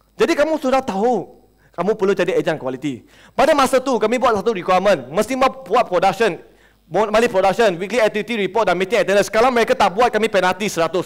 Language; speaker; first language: Malay; non-native, local second language; Chinese